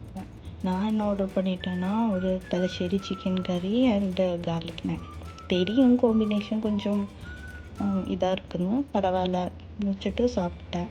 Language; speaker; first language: Tamil; non-native, local second language; Malayalam